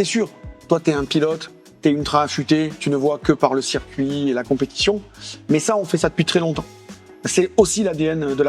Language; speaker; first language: French; native; French